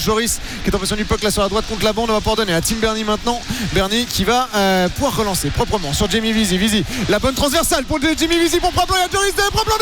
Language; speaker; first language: French; native; French